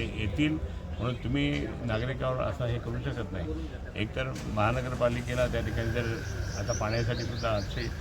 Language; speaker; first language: Marathi; native; Marathi